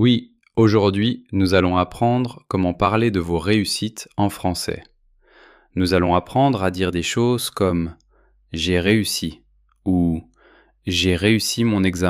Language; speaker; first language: French; native; French